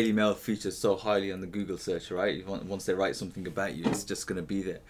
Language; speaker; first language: English; native; English